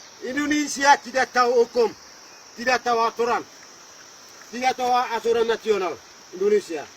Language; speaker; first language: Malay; non-native, local second language; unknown